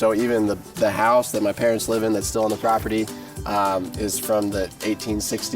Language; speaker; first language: English; native; English